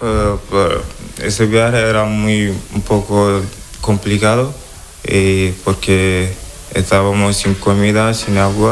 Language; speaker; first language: Spanish; non-native, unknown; Wolof